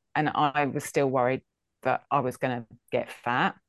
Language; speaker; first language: English; native; English